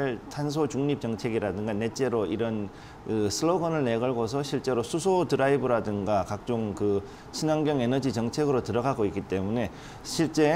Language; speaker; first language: Korean; native; Korean